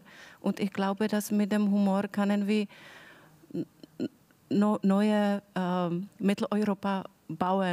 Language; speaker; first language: German; non-native, fluent; Czech